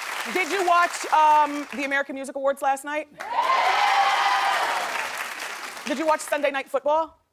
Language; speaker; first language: English; native; English